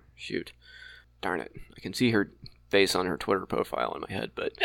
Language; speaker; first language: English; native; English